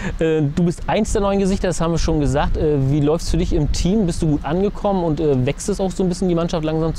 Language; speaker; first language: German; native; German